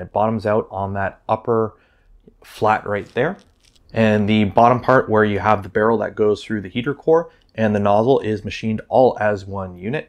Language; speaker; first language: English; native; English